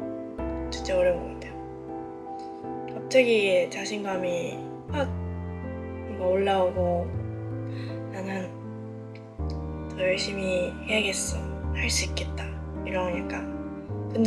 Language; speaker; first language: Korean; non-native, fluent; Japanese